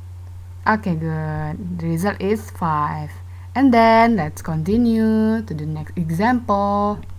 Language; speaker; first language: English; non-native, learner; Indonesian